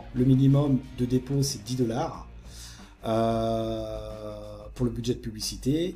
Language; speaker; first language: French; native; French